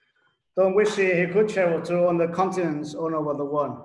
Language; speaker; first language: English; non-native, learner; Vietnamese